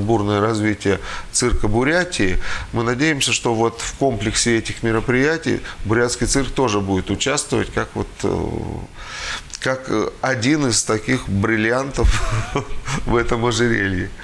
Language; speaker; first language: Russian; native; Russian